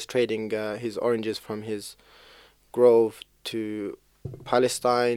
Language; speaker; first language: English; native; English